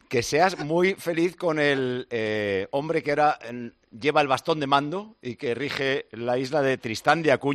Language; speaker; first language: Spanish; native; Spanish